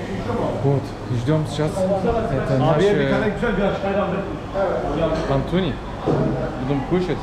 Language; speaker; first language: Russian; non-native, learner; Turkish